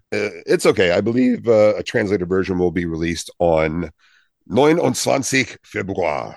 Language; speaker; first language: English; native; English